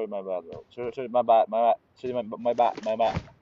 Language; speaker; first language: English; non-native, learner; Nepali